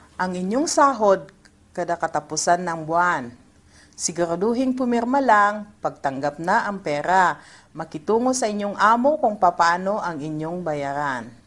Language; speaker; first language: Filipino; native; Filipino